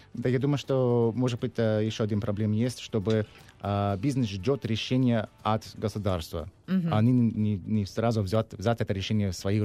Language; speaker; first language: Russian; non-native, learner; English